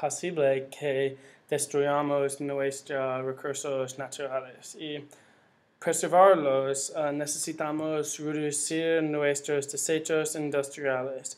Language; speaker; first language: Spanish; non-native, learner; English